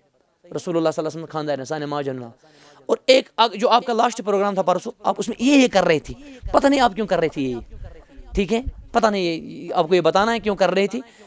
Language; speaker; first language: Hindi; non-native, local second language; Kashmiri